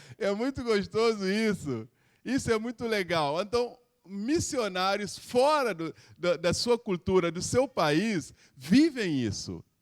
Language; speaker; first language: Portuguese; non-native, local second language; Upper Guinea Crioulo